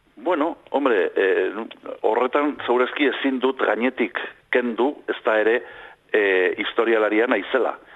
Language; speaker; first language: Basque; non-native, local second language; Spanish